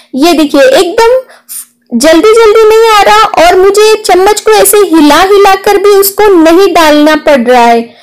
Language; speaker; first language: Hindi; non-native, local second language; Marathi